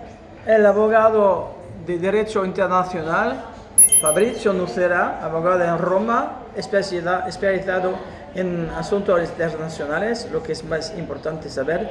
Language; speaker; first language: Spanish; non-native, fluent; French